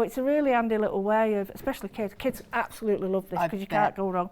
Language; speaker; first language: English; native; English